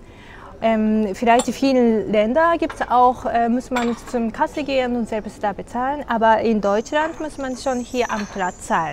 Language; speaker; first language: German; non-native, fluent; Japanese